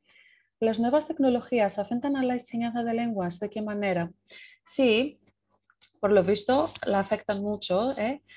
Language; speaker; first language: Spanish; non-native, fluent; Greek